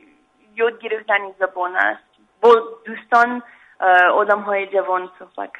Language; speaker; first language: Persian; non-native, learner; English